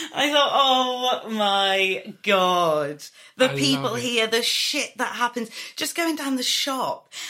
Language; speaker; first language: English; native; English